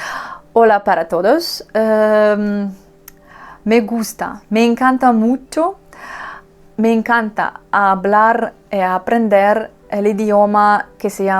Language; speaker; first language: Spanish; non-native, learner; Russian